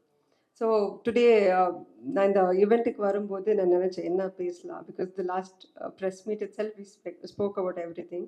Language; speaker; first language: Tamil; non-native, learner; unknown